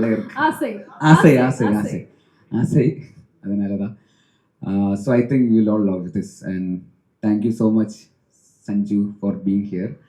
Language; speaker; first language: Tamil; non-native, learner; Malayalam